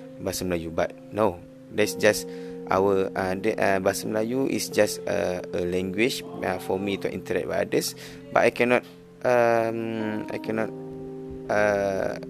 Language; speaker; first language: English; non-native, learner; Malay